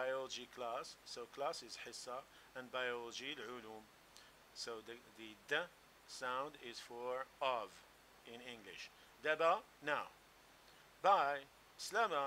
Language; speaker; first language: English; non-native, local second language; Arabic